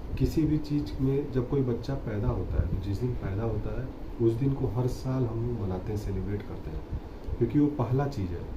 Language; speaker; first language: Hindi; native; Hindi